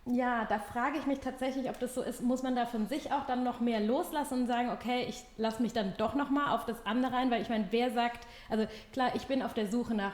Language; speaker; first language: German; native; German